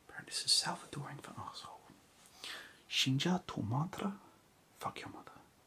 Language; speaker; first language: English; native; English